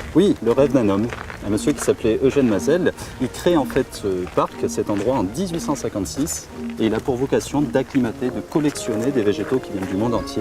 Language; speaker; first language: French; native; French